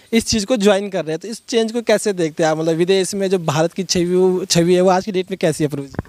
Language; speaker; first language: Hindi; native; Hindi